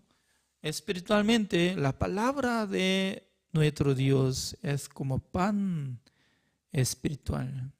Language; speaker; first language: Spanish; non-native, fluent; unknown